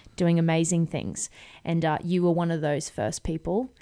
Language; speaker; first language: English; native; English